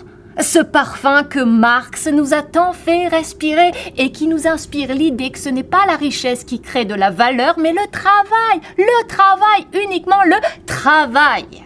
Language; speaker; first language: French; native; French